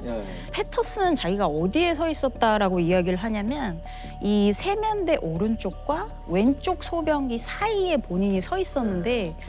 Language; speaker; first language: Korean; native; Korean